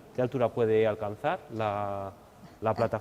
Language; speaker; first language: Spanish; native; Spanish